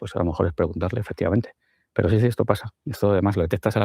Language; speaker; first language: Spanish; native; Spanish